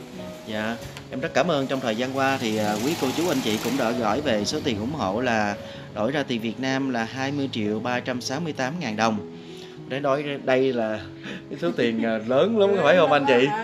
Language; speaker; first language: Vietnamese; native; Vietnamese